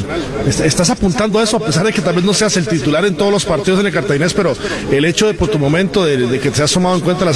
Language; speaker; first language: Spanish; native; Spanish